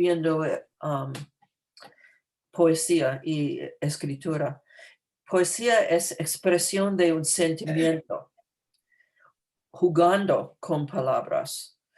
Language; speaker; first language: Spanish; non-native, fluent; English